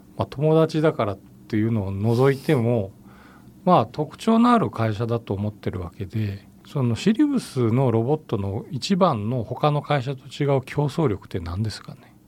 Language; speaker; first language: Japanese; native; Japanese